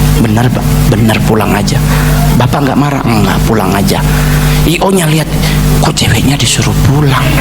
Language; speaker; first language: Indonesian; native; Indonesian